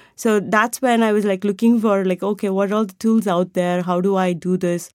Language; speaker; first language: English; non-native, local second language; Tamil